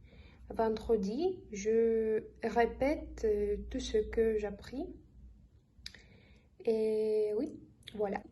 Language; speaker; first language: French; non-native, learner; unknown